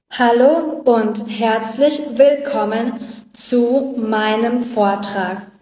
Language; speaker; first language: German; non-native, learner; Vietnamese